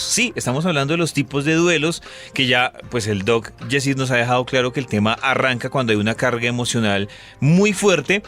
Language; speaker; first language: Spanish; native; Spanish